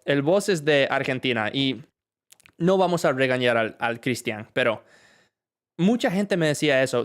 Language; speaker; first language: Spanish; non-native, fluent; English